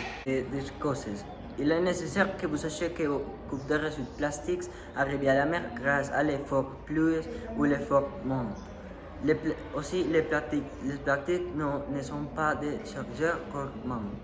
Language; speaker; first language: French; non-native, learner; Spanish